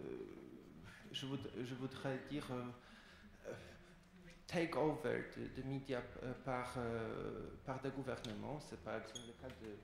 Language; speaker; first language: French; non-native, fluent; Polish